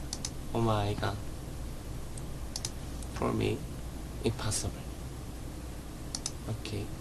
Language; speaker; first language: English; non-native, learner; Korean